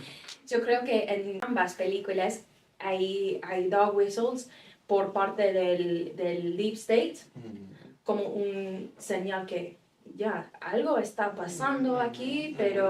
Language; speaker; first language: Spanish; non-native, fluent; English